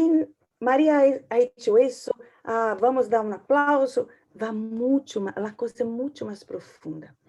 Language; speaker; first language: Portuguese; non-native, learner; Spanish